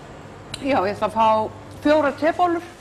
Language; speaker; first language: Icelandic; non-native, learner; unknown